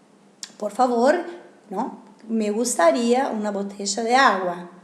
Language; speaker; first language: Spanish; non-native, fluent; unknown